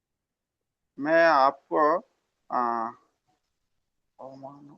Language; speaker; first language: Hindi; non-native, learner; Telugu